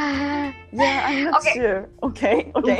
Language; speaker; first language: English; non-native, learner; Japanese